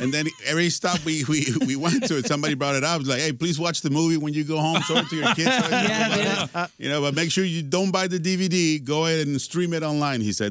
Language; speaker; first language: English; early bilingual, other home language; Spanish